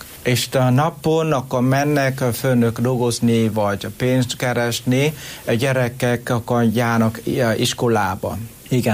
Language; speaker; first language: Hungarian; non-native, learner; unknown